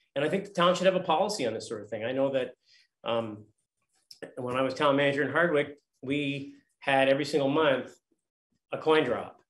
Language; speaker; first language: English; native; English